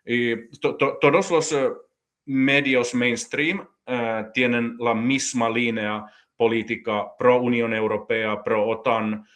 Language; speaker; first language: Spanish; non-native, fluent; Finnish